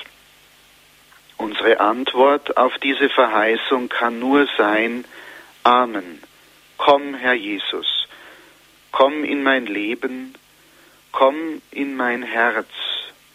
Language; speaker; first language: German; native; German